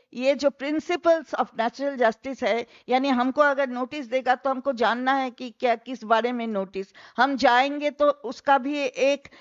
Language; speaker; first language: Hindi; non-native, local second language; Bangla